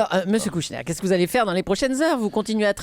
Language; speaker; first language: French; native; French